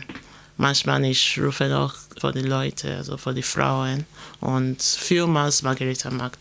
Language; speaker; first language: German; non-native, learner; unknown